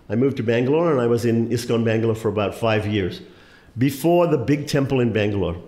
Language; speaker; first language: English; native; English